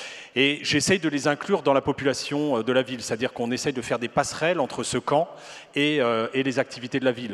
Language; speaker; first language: French; native; French